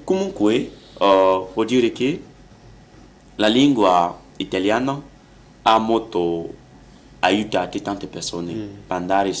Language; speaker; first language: Italian; non-native, learner; French